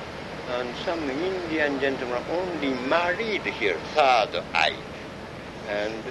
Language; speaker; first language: English; non-native, fluent; Bangla